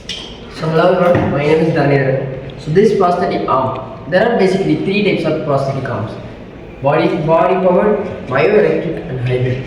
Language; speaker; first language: English; non-native, local second language; Tamil